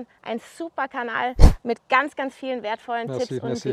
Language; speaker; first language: German; native; German